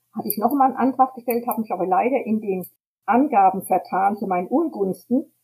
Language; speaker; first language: German; native; German